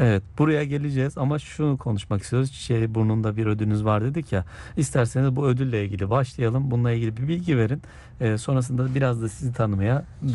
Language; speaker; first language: Turkish; native; Turkish